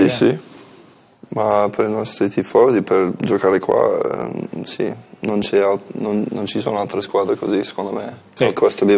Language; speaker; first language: Italian; non-native, learner; English